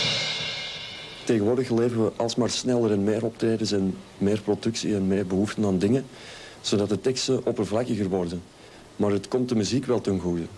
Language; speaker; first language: Dutch; native; Dutch